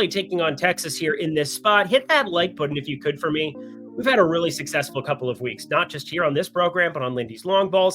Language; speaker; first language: English; native; English